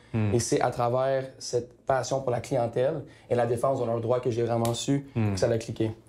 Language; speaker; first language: French; native; French